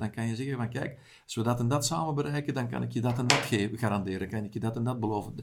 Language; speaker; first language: Dutch; native; Dutch